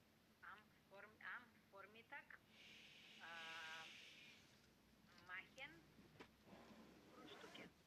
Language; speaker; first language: German; non-native, learner; Macedonian